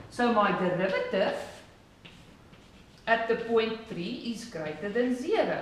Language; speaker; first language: English; non-native, local second language; Afrikaans